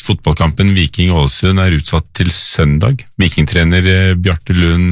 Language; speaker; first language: Norwegian; native; Norwegian